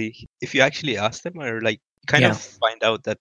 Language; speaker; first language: English; non-native, local second language; Urdu